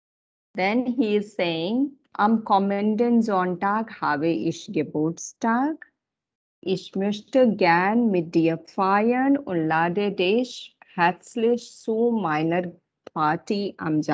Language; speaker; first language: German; non-native, fluent; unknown